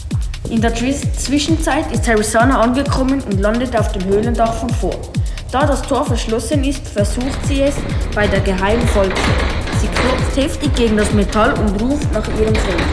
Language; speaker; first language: German; native; German